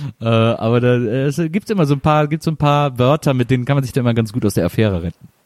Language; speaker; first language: German; native; German